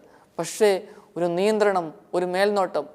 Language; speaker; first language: Malayalam; native; Malayalam